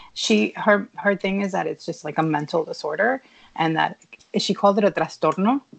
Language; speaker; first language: English; early bilingual, other home language; Spanish